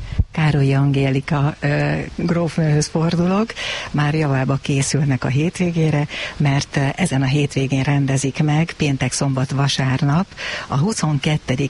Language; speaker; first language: Hungarian; native; Hungarian